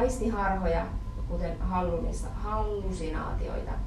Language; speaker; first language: Finnish; native; Finnish